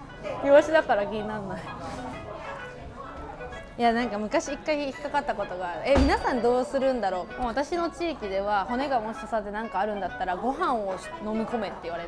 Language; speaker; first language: Japanese; native; Japanese